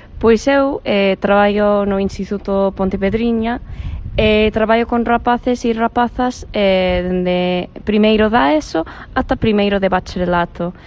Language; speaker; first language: Galician; non-native, fluent; English